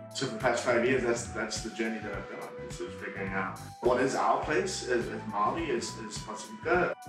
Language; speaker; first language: English; native; English